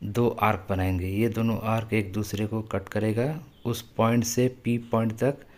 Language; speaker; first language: Hindi; non-native, local second language; Bangla